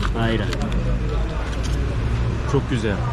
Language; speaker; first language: Turkish; non-native, learner; Korean